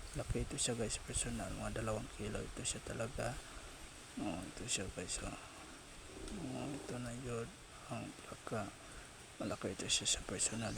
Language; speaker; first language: Filipino; non-native, local second language; Cebuano